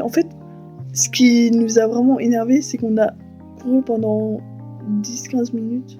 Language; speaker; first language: French; native; French